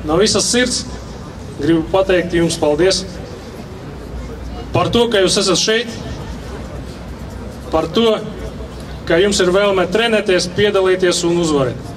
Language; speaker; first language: Latvian; native; Latvian